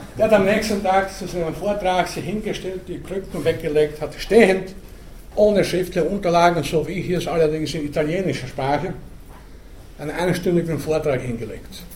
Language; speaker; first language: German; native; German